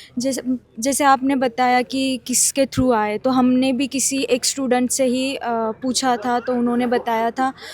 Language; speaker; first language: Hindi; native; Hindi